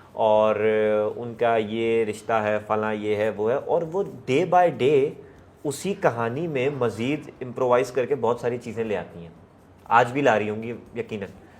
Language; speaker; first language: Urdu; native; Urdu